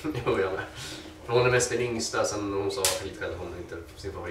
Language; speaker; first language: Swedish; native; Swedish